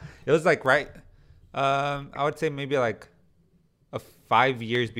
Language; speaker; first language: English; early bilingual, other home language; Spanish